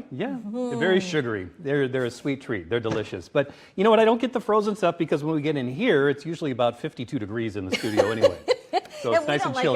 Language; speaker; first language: English; native; English